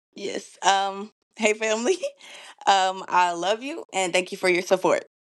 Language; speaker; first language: English; native; English